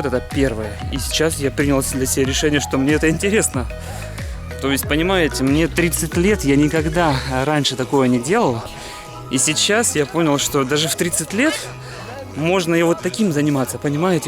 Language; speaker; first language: Russian; native; Russian